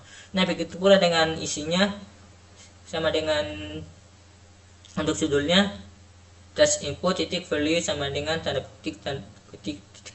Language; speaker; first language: Indonesian; native; Indonesian